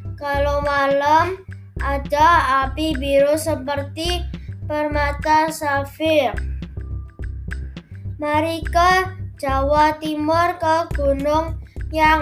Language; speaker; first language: Indonesian; non-native, learner; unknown